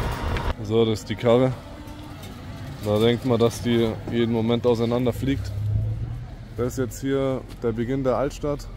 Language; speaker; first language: German; native; German